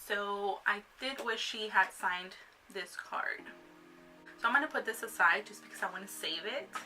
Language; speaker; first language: English; native; English